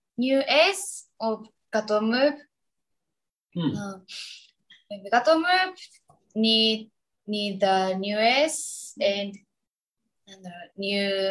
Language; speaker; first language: English; non-native, learner; Japanese